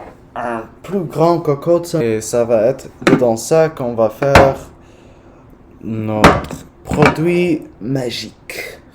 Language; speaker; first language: French; non-native, learner; English